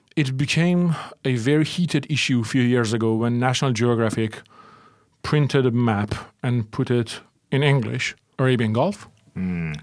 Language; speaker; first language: English; early bilingual, other home language; Persian